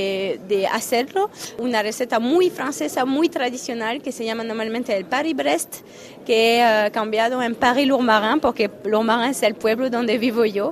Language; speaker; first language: Spanish; non-native, fluent; French